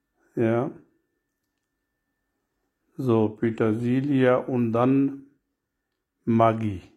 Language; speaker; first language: German; non-native, learner; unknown